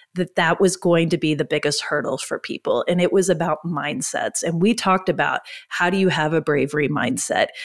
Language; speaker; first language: English; native; English